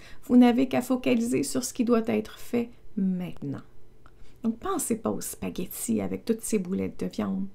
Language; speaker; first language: French; native; French